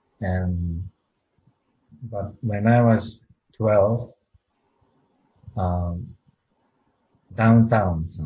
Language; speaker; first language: English; non-native, learner; Japanese